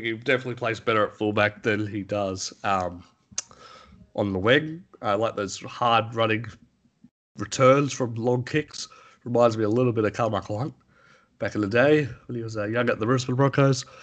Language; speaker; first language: English; native; English